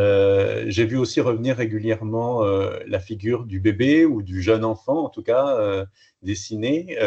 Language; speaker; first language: French; native; French